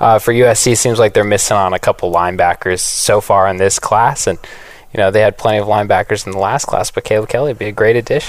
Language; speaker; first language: English; native; English